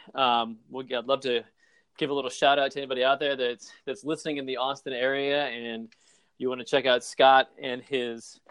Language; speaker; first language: English; native; English